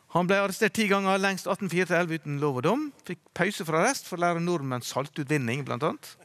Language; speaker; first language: Norwegian; native; Norwegian